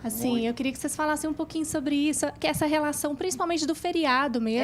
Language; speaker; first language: Portuguese; native; Portuguese